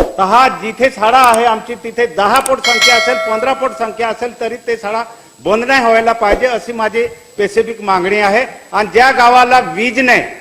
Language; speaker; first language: Marathi; non-native, local second language; Bhili